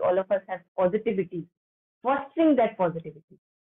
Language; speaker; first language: English; non-native, local second language; Hindi